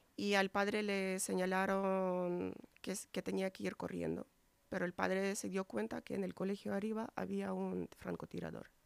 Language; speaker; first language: Spanish; non-native, fluent; Ukrainian